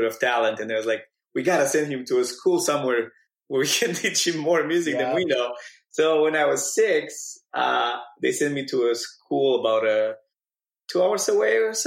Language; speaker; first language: English; non-native, fluent; Romanian